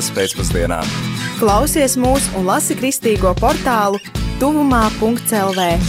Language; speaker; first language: Latvian; native; Latvian